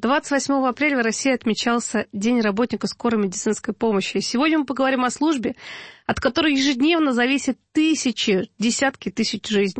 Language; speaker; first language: Russian; native; Russian